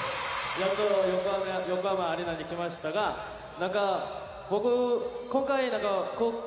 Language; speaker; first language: Japanese; non-native, fluent; Korean